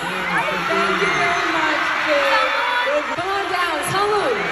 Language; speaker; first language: English; non-native, local second language; Filipino